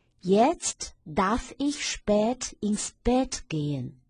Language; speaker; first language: German; non-native, fluent; Chinese